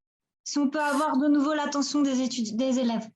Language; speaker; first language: French; non-native, fluent; Spanish